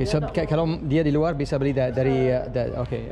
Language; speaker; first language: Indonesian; non-native, fluent; English